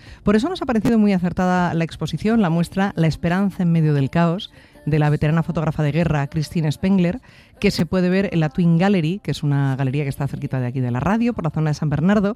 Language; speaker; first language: Spanish; native; Spanish